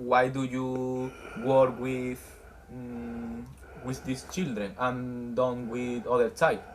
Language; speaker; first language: English; non-native, learner; Spanish